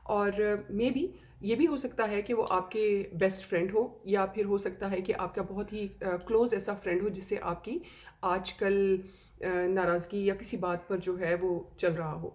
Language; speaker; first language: Hindi; native; Hindi